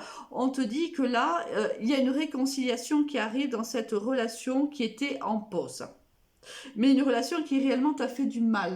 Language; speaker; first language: French; native; French